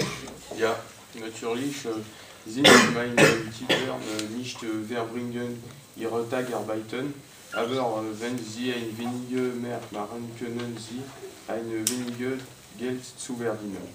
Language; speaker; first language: German; non-native, learner; French